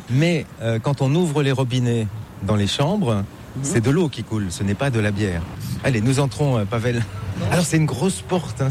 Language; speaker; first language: French; native; French